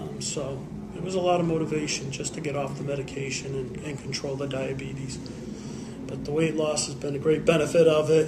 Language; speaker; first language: English; native; English